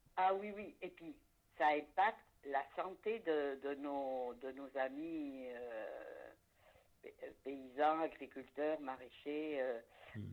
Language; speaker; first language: French; native; French